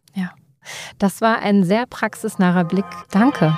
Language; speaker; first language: German; native; German